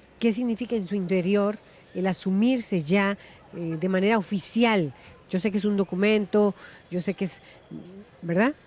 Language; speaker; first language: Spanish; native; Spanish